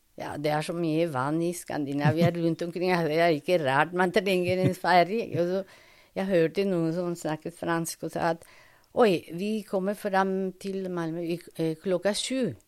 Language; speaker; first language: Norwegian; non-native, fluent; Spanish